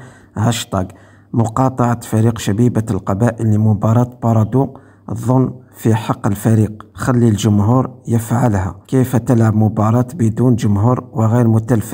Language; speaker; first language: Arabic; non-native, local second language; Kabyle